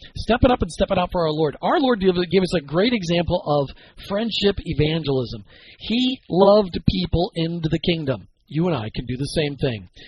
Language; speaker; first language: English; native; English